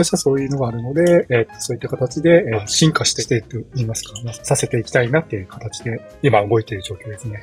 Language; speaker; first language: Japanese; native; Japanese